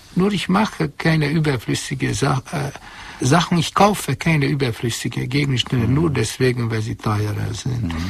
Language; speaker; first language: German; non-native, fluent; Hungarian